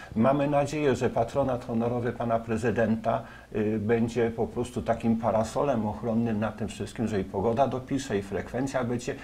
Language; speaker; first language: Polish; native; Polish